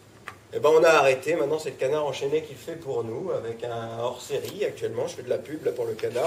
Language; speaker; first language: French; native; French